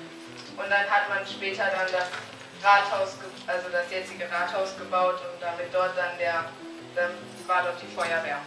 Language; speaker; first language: German; native; German